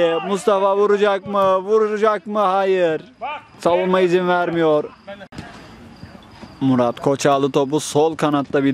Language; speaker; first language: Turkish; native; Turkish